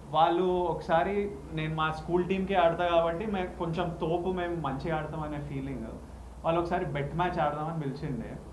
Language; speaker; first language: Telugu; native; Telugu